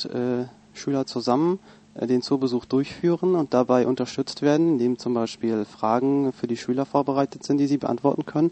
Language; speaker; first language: German; native; German